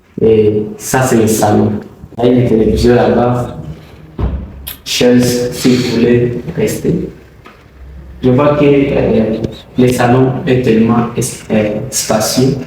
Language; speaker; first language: French; non-native, local second language; Rundi